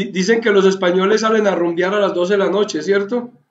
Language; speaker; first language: Spanish; native; Spanish